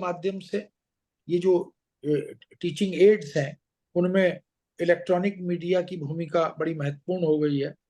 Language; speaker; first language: Hindi; native; Hindi